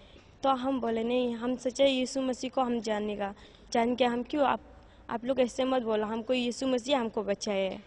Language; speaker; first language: Hindi; non-native, local second language; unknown